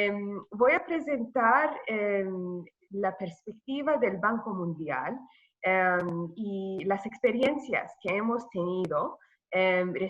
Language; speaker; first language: Spanish; non-native, fluent; English